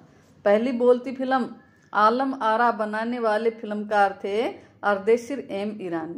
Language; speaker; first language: Hindi; native; Hindi